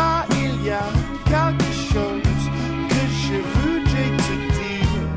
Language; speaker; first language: French; non-native, learner; English